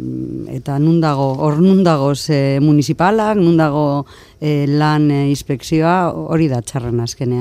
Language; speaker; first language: Basque; native; Basque